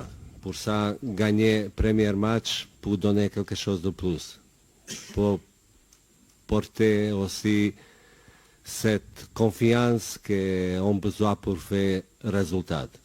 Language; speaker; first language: French; non-native, learner; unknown